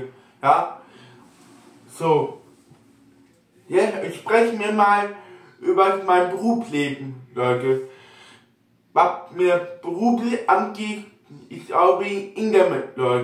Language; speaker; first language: German; non-native, local second language; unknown